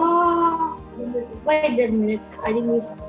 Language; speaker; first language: English; non-native, learner; Indonesian